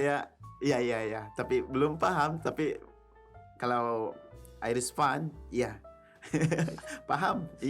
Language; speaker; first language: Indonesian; non-native, learner; Tausug